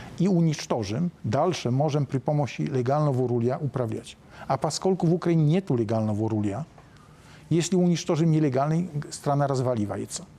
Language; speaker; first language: Polish; non-native, learner; Russian